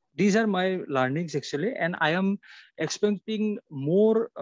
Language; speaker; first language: English; non-native, local second language; Assamese